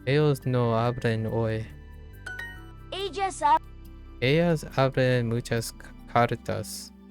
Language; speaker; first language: Spanish; non-native, learner; English